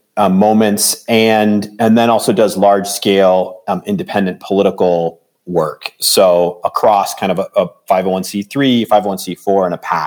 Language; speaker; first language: English; native; English